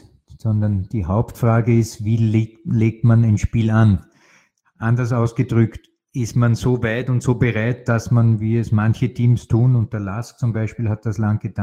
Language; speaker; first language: German; native; German